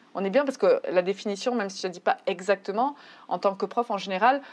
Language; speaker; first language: French; native; French